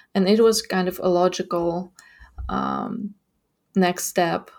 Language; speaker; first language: English; non-native, fluent; Ukrainian